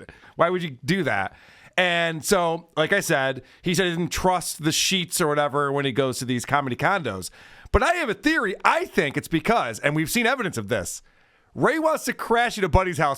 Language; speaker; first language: English; native; English